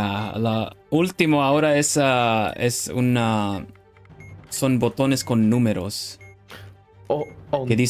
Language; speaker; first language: Spanish; non-native, learner; Dutch